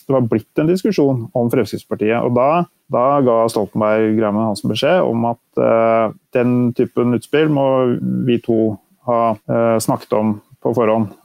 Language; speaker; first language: Norwegian; native; Norwegian